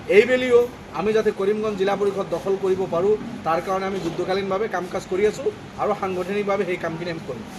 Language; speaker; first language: Assamese; non-native, local second language; Bangla